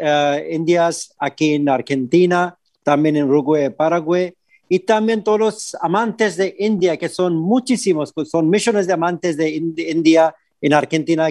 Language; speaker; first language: Spanish; non-native, fluent; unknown